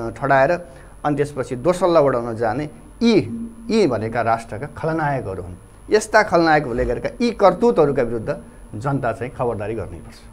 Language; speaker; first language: Nepali; native; Nepali